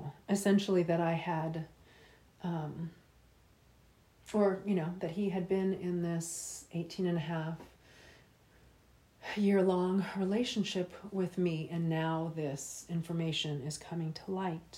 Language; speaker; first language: English; native; English